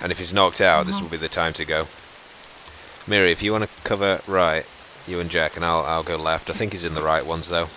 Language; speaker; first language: English; native; English